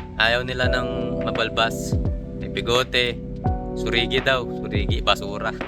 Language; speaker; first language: Filipino; non-native, local second language; Pampanga